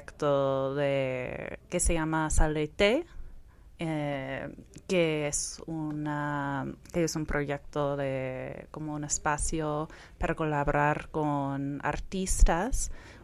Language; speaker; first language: Spanish; non-native, fluent; English